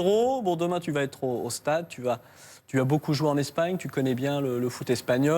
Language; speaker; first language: French; native; French